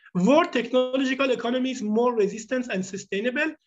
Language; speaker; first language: English; non-native, fluent; Persian